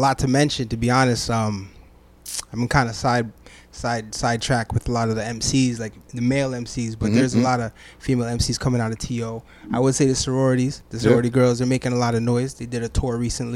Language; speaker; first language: English; non-native, fluent; Arabic